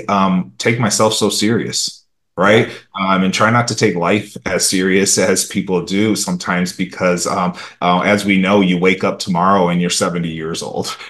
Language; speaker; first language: English; early bilingual, other home language; Romanian